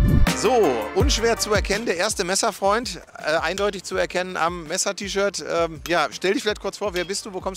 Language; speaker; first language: German; native; German